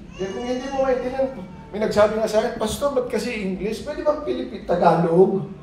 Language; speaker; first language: Filipino; non-native, local second language; Iloko